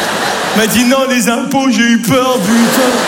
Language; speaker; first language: French; native; French